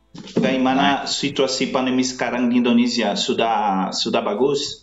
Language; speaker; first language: Indonesian; non-native, learner; Portuguese